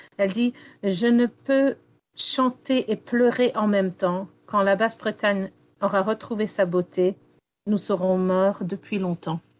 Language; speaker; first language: French; non-native, local second language; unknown